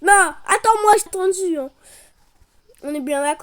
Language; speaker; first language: French; native; French